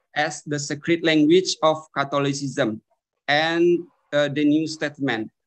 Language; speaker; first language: English; non-native, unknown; Indonesian